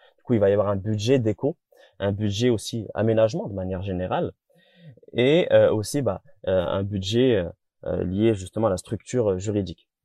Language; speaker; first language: French; native; French